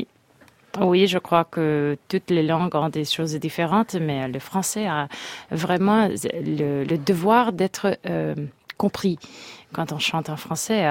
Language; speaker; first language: French; non-native, fluent; Spanish